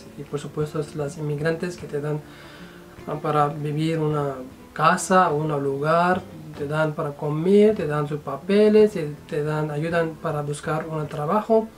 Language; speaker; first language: Spanish; non-native, fluent; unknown